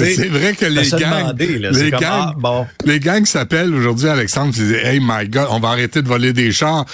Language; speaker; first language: French; native; French